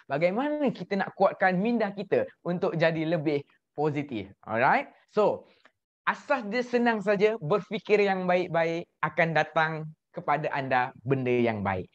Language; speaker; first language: Malay; native; Malay